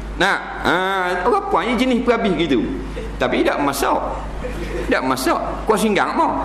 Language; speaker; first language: Malay; native; Malay